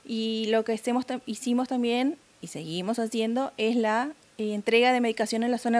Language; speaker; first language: Spanish; native; Spanish